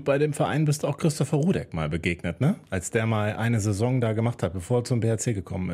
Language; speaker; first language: German; native; German